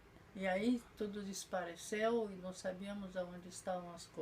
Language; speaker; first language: Portuguese; non-native, fluent; Polish